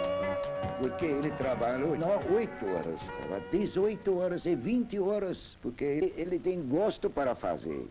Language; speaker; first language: Portuguese; non-native, learner; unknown